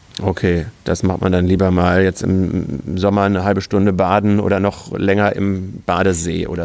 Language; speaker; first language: German; native; German